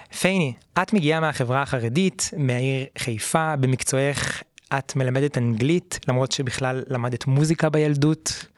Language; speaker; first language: Hebrew; native; Hebrew